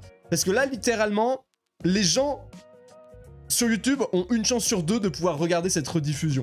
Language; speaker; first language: French; native; French